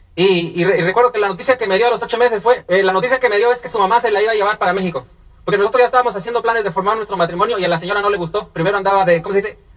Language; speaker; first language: Spanish; native; Spanish